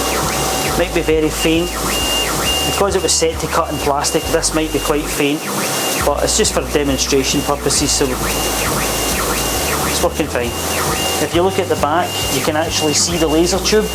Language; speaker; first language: English; native; English